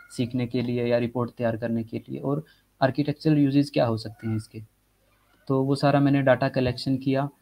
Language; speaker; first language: Hindi; native; Hindi